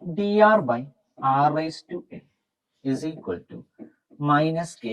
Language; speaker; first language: English; non-native, local second language; Malayalam